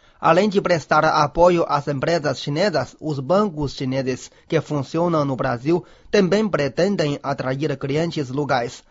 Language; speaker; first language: Portuguese; non-native, fluent; Chinese